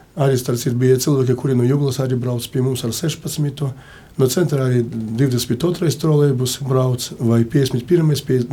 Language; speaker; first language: Latvian; non-native, local second language; Russian